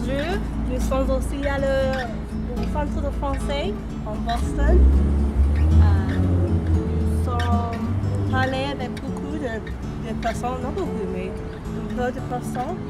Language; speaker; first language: French; non-native, learner; English